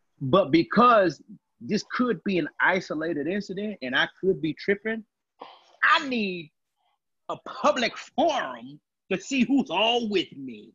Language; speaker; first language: English; native; English